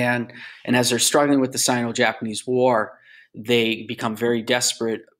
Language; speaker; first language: English; native; English